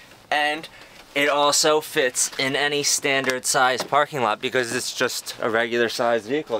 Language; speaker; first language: English; native; English